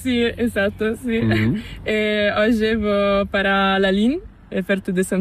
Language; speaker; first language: Spanish; non-native, learner; Italian